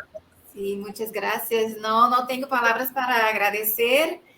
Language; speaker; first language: Spanish; non-native, fluent; Portuguese